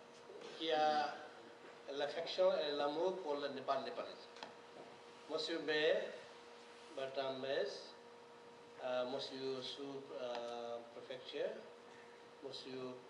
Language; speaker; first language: French; non-native, learner; Nepali